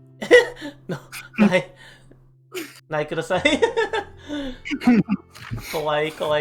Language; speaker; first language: Japanese; non-native, learner; English